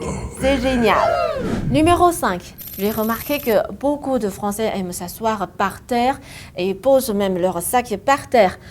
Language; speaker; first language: French; non-native, fluent; Chinese